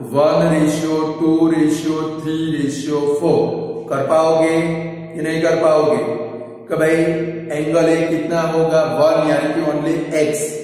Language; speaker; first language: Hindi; non-native, local second language; Gujarati